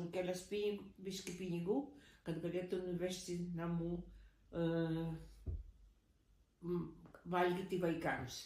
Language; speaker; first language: Lithuanian; early bilingual, heritage; Lithuanian